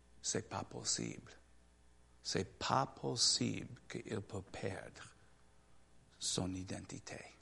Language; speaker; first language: French; non-native, learner; English